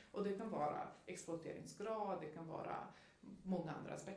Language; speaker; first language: Swedish; non-native, fluent; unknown